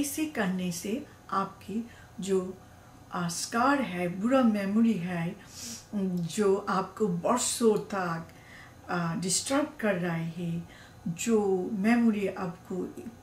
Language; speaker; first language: Hindi; non-native, learner; Bangla